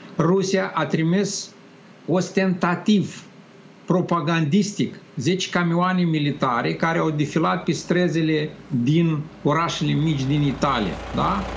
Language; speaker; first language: Romanian; native; Romanian